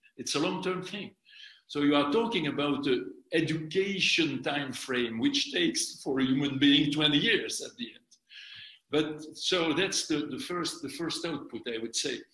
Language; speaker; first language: English; non-native, fluent; French